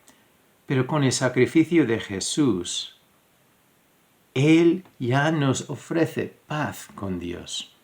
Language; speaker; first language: Spanish; non-native, fluent; English